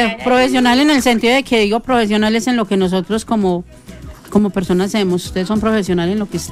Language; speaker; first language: Spanish; native; Spanish